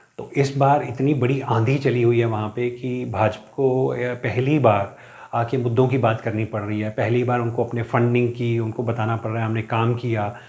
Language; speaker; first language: Hindi; non-native, local second language; Punjabi